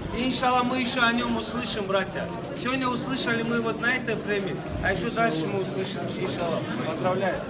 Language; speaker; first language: Russian; non-native, local second language; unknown